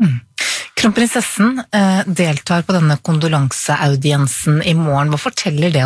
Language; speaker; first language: Norwegian; native; Norwegian